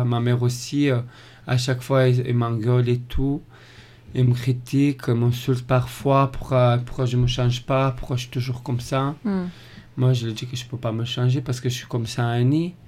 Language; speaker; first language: French; non-native, fluent; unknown